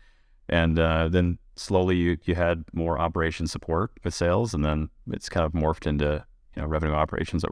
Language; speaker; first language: English; native; English